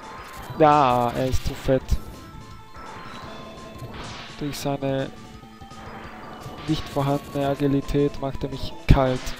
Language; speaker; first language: German; native; German